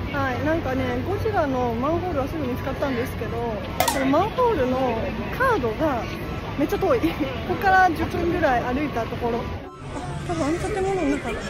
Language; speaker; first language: Japanese; early bilingual, other home language; Chinese